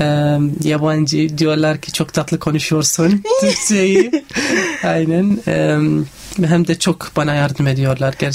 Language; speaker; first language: Turkish; non-native, fluent; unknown